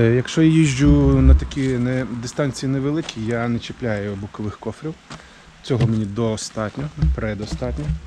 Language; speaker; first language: Ukrainian; non-native, local second language; Russian